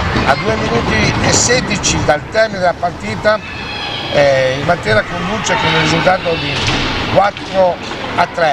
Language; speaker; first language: Italian; native; Italian